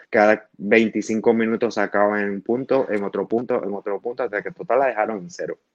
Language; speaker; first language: Spanish; native; Spanish